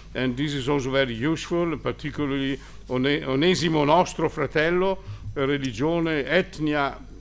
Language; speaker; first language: English; non-native, fluent; Italian